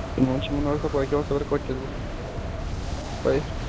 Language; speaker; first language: Spanish; native; Spanish